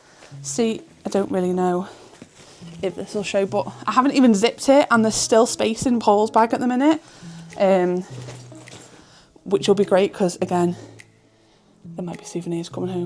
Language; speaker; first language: English; native; English